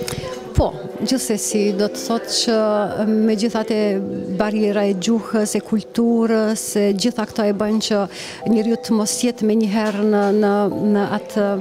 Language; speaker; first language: Albanian; native; Albanian